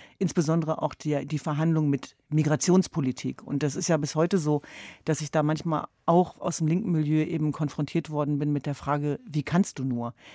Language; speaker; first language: German; early bilingual, other home language; Kurdish